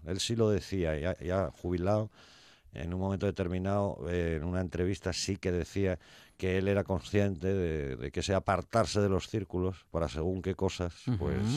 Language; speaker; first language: Spanish; native; Spanish